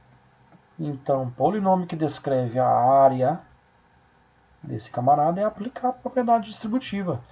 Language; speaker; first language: Portuguese; native; Portuguese